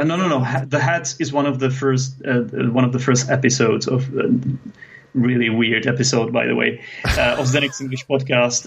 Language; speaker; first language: English; non-native, fluent; Czech